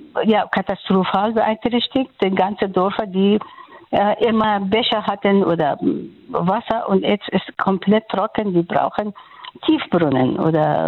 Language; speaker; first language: German; non-native, learner; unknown